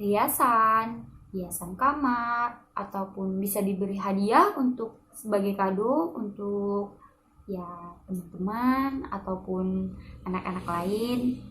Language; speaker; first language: Indonesian; native; Indonesian